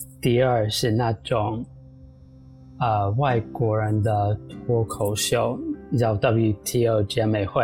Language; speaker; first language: Chinese; non-native, fluent; English